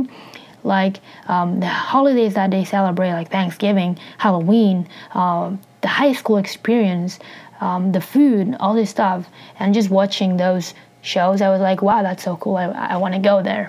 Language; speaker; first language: English; non-native, fluent; Spanish